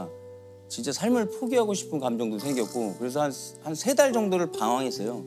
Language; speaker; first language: Korean; native; Korean